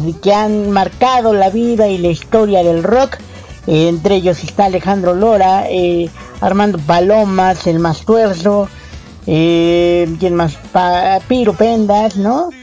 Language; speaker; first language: Spanish; native; Spanish